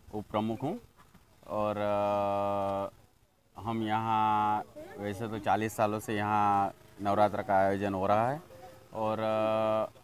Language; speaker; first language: Hindi; non-native, local second language; Gujarati